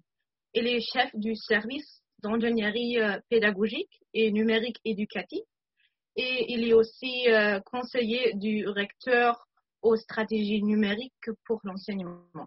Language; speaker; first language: French; non-native, fluent; German